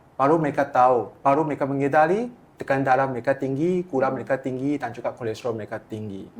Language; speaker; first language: Malay; non-native, local second language; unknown